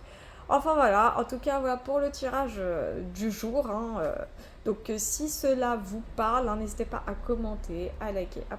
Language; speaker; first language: French; native; French